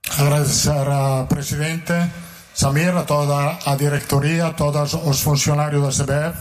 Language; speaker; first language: Portuguese; non-native, fluent; Italian